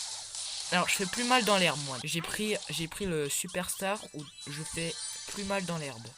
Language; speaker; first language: French; native; French